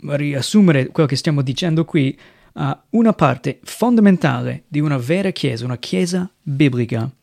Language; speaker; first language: Italian; non-native, fluent; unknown